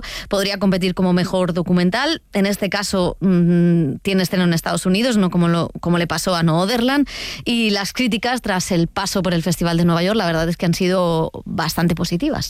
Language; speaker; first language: Spanish; native; Spanish